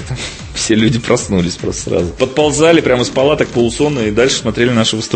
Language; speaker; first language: Russian; native; Russian